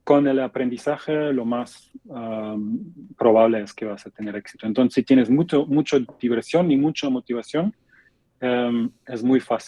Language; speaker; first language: Spanish; non-native, fluent; German